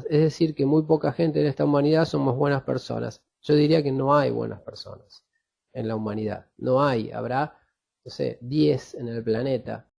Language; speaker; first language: Spanish; native; Spanish